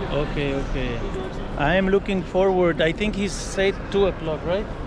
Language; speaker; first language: English; non-native, fluent; Pashto